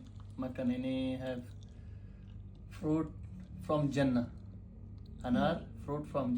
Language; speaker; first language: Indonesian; non-native, learner; Punjabi